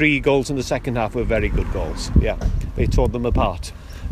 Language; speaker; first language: English; native; English